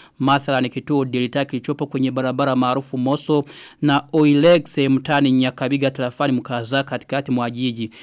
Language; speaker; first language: Swahili; non-native, local second language; Rundi